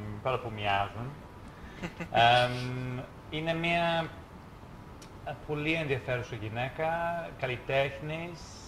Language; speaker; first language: Greek; non-native, fluent; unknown